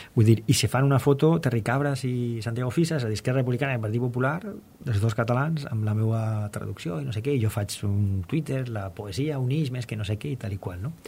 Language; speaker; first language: Catalan; non-native, local second language; Spanish